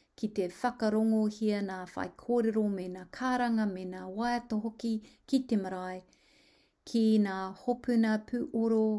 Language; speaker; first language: Māori; non-native, local second language; English